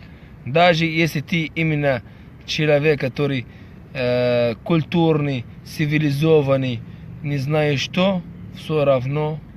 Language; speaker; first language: Russian; non-native, fluent; Arabic